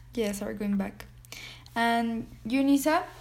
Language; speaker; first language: English; non-native, learner; Spanish